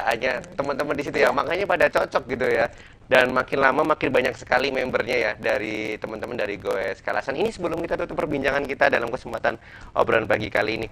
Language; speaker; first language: Indonesian; native; Indonesian